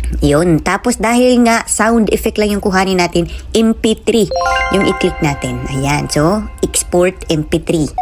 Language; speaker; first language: Filipino; non-native, local second language; Cebuano